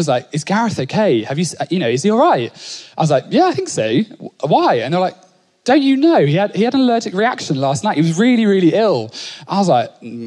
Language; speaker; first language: English; native; English